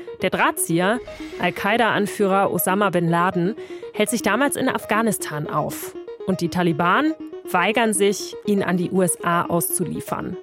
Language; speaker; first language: German; native; German